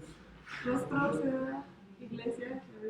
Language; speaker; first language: Spanish; native; Spanish